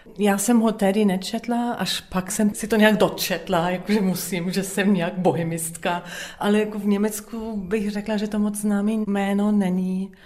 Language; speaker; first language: Czech; non-native, fluent; German